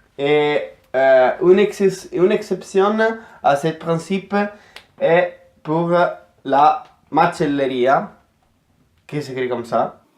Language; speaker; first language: French; non-native, fluent; Italian